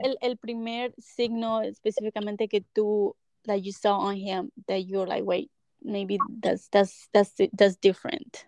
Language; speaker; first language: English; early bilingual, other home language; Spanish